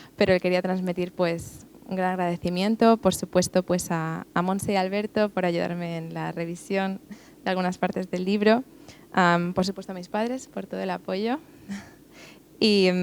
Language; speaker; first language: Spanish; non-native, local second language; Catalan